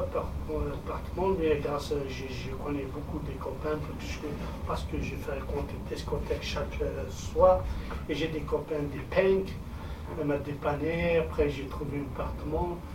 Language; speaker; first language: French; non-native, fluent; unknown